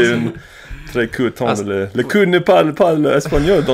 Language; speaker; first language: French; non-native, learner; English